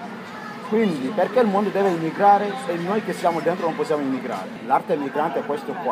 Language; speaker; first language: Italian; non-native, fluent; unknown